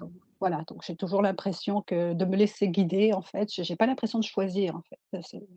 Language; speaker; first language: French; native; French